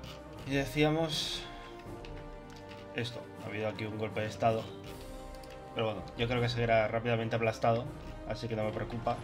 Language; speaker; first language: Spanish; native; Spanish